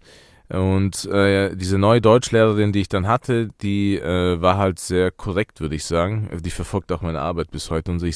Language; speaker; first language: German; early bilingual, other home language; Persian